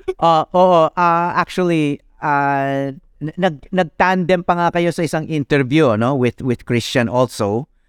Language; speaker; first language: Filipino; native; Filipino